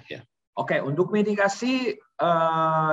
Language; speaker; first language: Indonesian; non-native, learner; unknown